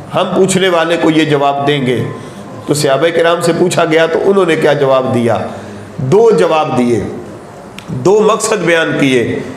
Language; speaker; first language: Urdu; non-native, local second language; Punjabi